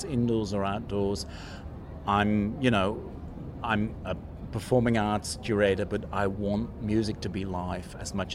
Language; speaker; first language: English; non-native, fluent; Dutch